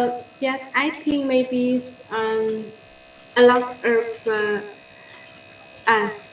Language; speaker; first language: English; non-native, learner; Vietnamese